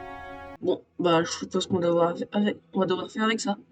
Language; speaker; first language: French; native; French